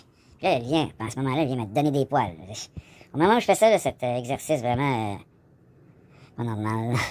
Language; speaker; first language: French; native; French